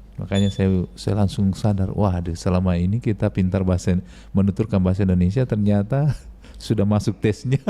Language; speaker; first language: Indonesian; native; Indonesian